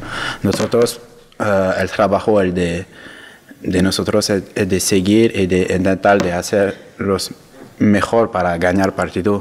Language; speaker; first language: Spanish; non-native, learner; French